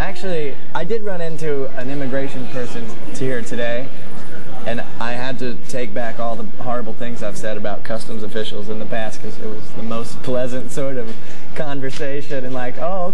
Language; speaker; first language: English; native; English